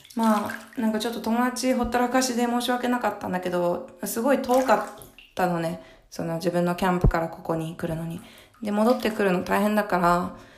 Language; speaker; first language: Japanese; early bilingual, heritage; Japanese